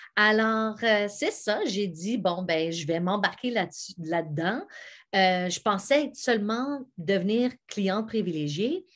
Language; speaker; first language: French; native; French